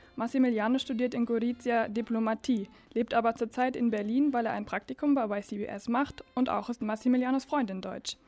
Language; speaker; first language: German; native; German